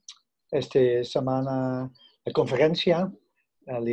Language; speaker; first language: Spanish; non-native, fluent; Dutch